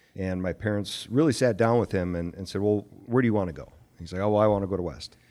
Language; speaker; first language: English; native; English